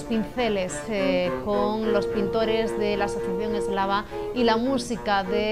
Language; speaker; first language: Spanish; native; Spanish